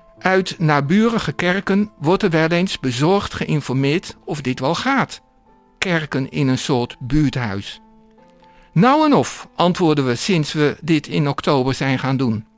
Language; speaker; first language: Dutch; native; Dutch